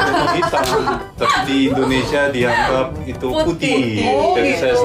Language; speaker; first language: Indonesian; non-native, fluent; Korean